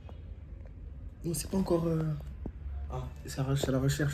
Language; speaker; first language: French; native; French